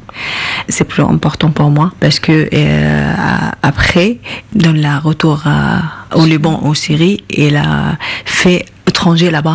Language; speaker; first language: French; non-native, learner; Arabic